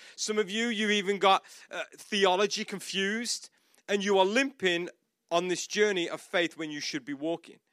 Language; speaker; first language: English; native; English